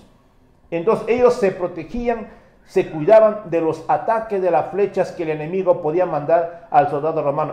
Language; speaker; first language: Spanish; native; Spanish